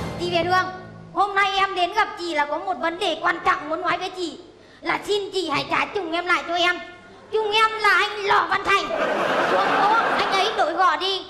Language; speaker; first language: Vietnamese; non-native, local second language; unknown